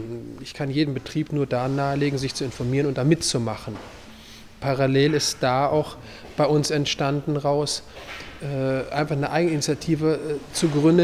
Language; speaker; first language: German; native; German